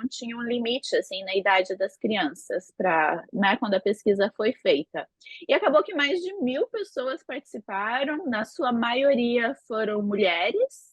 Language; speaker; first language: Portuguese; native; Portuguese